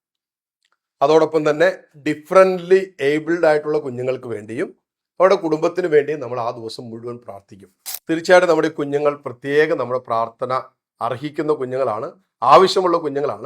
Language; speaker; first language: Malayalam; native; Malayalam